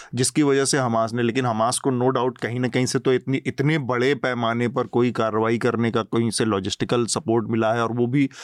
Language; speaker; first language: Hindi; native; Hindi